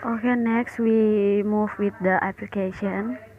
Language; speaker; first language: English; non-native, learner; Indonesian